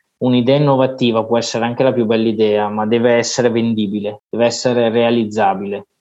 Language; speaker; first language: Italian; native; Italian